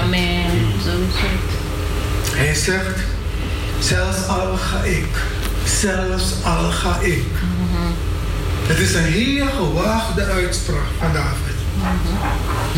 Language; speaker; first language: Dutch; non-native, fluent; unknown